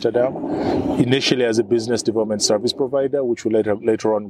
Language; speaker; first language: English; non-native, local second language; Ganda